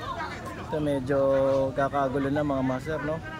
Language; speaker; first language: Filipino; native; Filipino